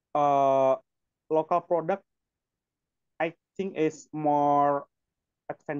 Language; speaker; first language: English; non-native, learner; Indonesian